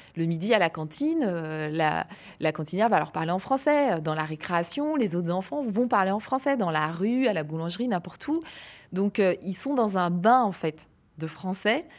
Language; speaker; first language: French; native; French